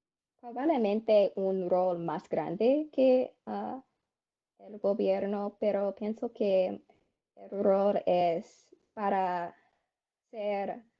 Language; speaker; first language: Spanish; non-native, learner; English